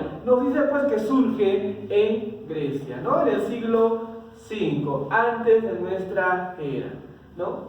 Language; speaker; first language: Spanish; native; Spanish